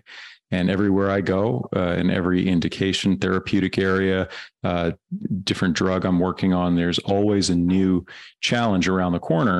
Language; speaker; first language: English; native; English